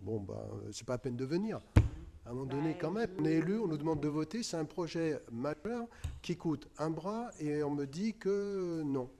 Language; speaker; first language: French; native; French